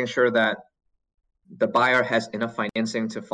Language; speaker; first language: English; non-native, local second language; Cantonese